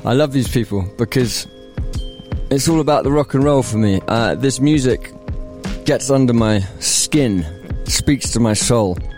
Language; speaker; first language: English; native; English